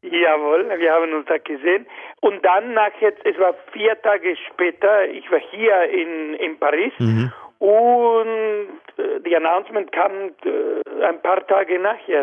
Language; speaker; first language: German; non-native, fluent; Spanish